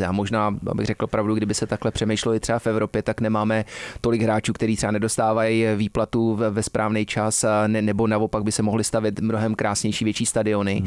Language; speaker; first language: Czech; early bilingual, heritage; Czech